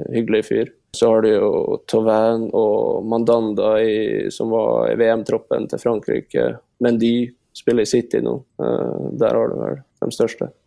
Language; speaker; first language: Norwegian; native; Norwegian